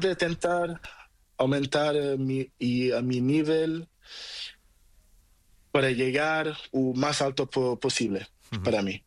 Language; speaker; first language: Spanish; non-native, learner; Portuguese